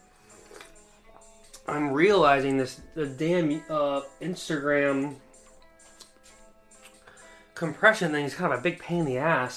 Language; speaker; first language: English; native; English